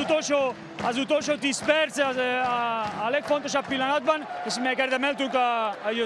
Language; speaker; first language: Hungarian; non-native, learner; Spanish